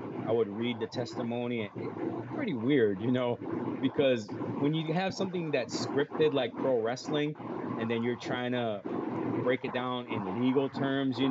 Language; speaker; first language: English; native; English